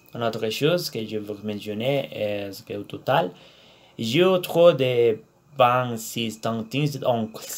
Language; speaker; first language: French; non-native, learner; Spanish